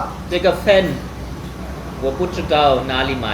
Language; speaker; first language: Chinese; non-native, learner; German